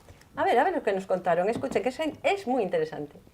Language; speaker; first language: Spanish; native; Spanish